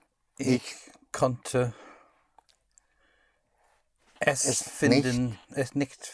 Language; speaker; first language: German; non-native, learner; English